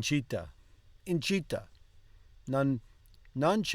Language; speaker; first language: Italian; non-native, learner; English